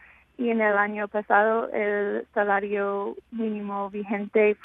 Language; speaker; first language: Spanish; non-native, fluent; English